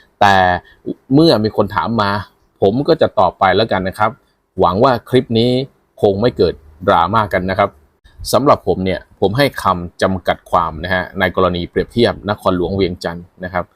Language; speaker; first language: Thai; native; Thai